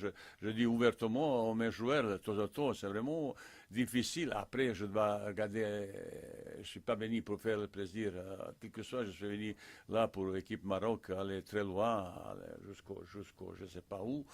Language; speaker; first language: French; non-native, fluent; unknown